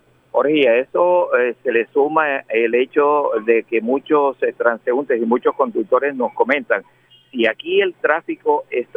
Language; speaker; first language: Spanish; native; Spanish